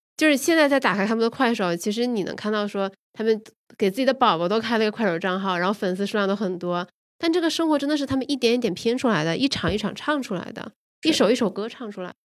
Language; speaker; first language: Chinese; native; Chinese